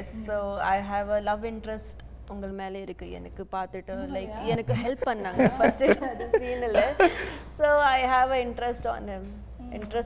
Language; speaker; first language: Tamil; non-native, learner; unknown